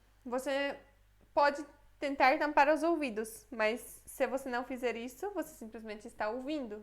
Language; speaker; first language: Portuguese; non-native, fluent; Polish